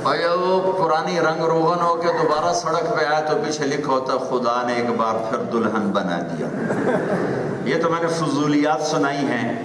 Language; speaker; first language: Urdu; non-native, local second language; Punjabi